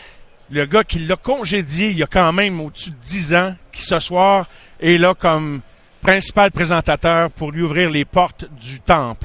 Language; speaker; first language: French; native; French